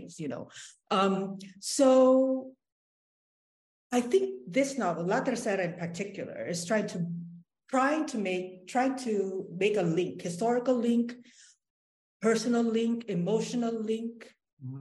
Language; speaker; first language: English; non-native, local second language; Waray